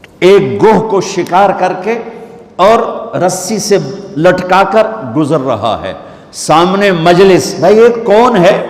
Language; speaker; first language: Urdu; non-native, local second language; Punjabi